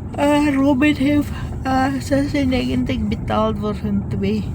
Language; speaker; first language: Dutch; non-native, learner; Filipino